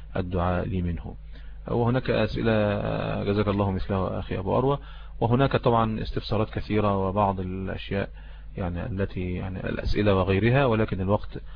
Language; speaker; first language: Arabic; native; Arabic